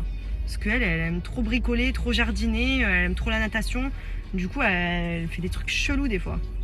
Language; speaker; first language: French; native; French